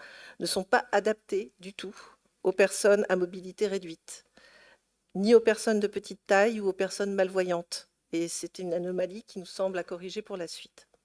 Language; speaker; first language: French; native; French